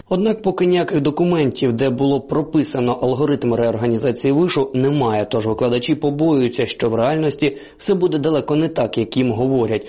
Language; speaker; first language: Ukrainian; native; Ukrainian